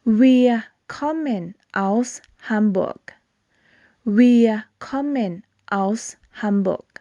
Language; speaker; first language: German; non-native, fluent; Thai